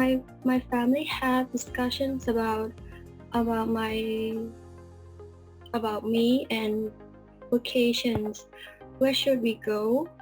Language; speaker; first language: English; non-native, learner; Khmer